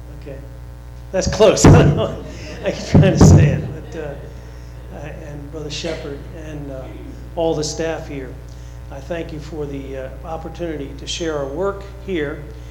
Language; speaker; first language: English; native; English